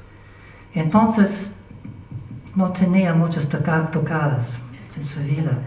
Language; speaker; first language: Spanish; non-native, learner; English